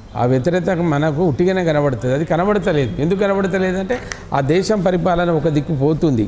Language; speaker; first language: Telugu; non-native, local second language; Lambadi